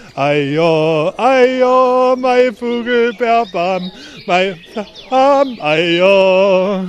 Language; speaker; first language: German; native; German